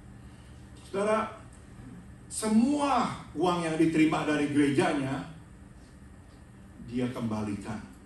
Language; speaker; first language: Indonesian; native; Indonesian